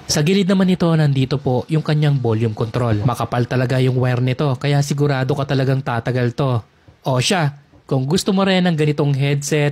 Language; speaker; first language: Filipino; native; Filipino